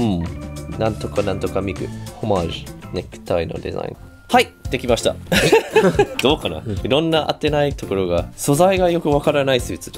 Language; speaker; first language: Japanese; non-native, learner; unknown